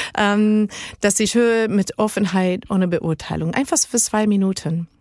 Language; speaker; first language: German; non-native, learner; Spanish